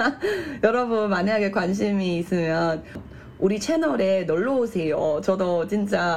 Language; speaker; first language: Korean; non-native, fluent; Chinese